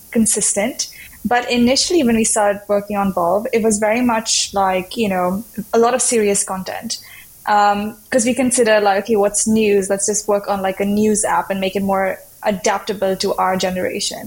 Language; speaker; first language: English; non-native, local second language; Hindi